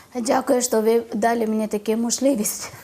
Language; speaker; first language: Ukrainian; non-native, learner; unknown